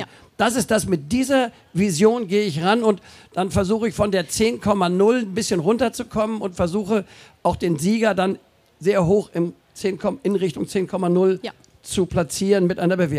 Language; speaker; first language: German; native; German